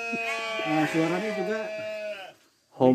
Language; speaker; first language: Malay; non-native, local second language; Sundanese